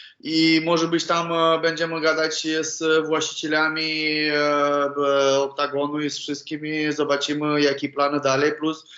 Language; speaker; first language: Polish; non-native, learner; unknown